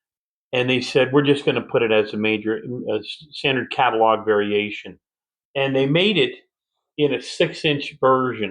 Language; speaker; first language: English; native; English